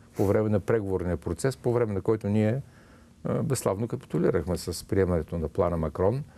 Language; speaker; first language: Bulgarian; native; Bulgarian